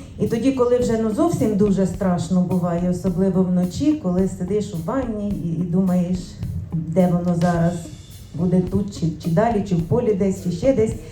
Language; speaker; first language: Ukrainian; native; Ukrainian